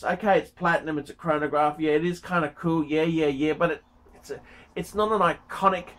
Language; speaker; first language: English; native; English